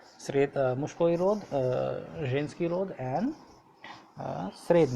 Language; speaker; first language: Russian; non-native, fluent; Hindi